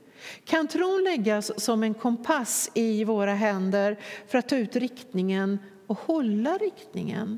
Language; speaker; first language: Swedish; native; Swedish